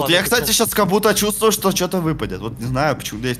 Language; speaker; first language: Russian; native; Russian